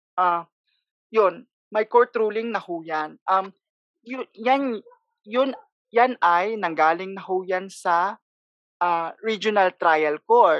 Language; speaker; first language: Filipino; non-native, local second language; Cebuano